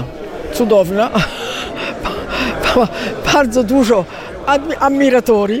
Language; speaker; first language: Polish; early bilingual, heritage; Italian